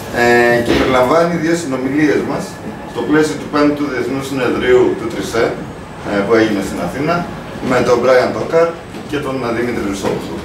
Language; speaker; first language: Greek; native; Greek